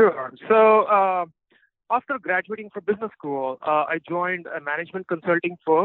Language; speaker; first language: English; non-native, local second language; Telugu